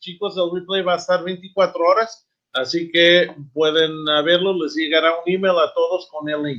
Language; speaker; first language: Spanish; non-native, fluent; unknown